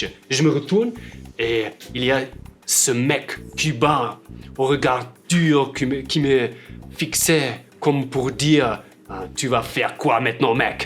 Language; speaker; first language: French; non-native, fluent; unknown